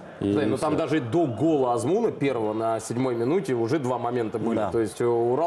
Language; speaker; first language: Russian; native; Russian